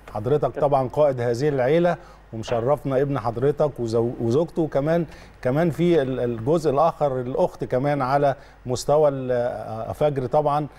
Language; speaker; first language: Arabic; native; Arabic